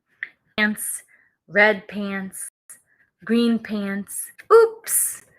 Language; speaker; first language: English; native; English